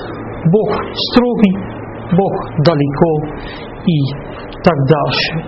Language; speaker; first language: Russian; non-native, fluent; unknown